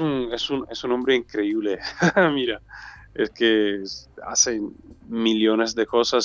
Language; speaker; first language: Spanish; non-native, learner; Italian